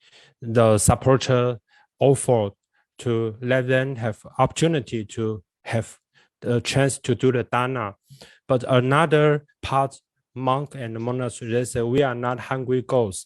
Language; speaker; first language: English; non-native, learner; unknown